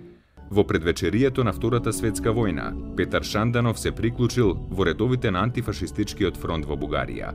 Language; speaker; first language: Macedonian; native; Macedonian